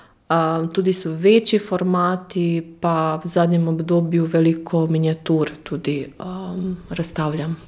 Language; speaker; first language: Slovenian; non-native, fluent; Croatian